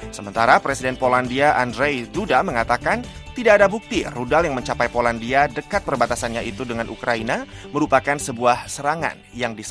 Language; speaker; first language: Indonesian; native; Indonesian